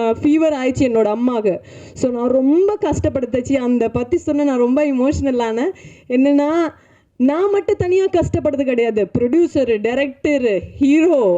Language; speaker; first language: Tamil; non-native, learner; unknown